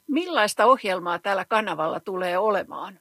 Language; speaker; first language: Finnish; native; Finnish